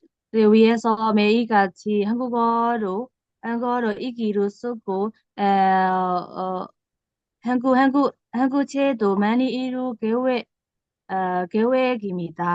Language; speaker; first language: Korean; non-native, learner; Burmese